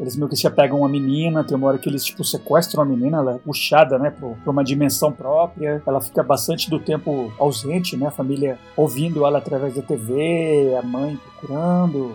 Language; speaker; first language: Portuguese; early bilingual, heritage; Spanish